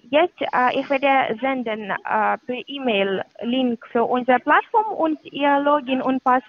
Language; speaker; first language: German; non-native, learner; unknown